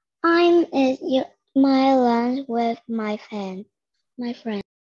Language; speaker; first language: English; non-native, learner; Vietnamese